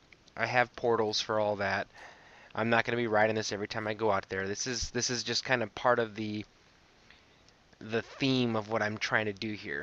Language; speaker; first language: English; native; English